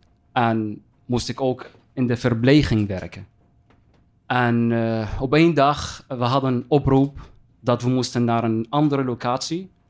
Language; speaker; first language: Dutch; non-native, fluent; Arabic